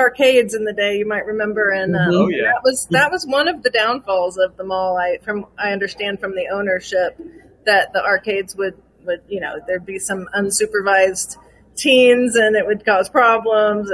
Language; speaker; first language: English; native; English